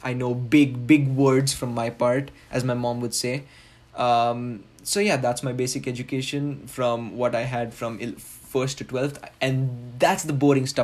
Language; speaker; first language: English; non-native, local second language; Marathi